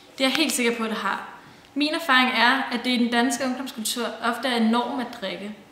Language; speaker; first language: Danish; native; Danish